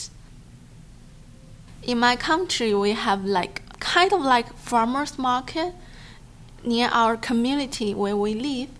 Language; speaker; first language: English; non-native, learner; Chinese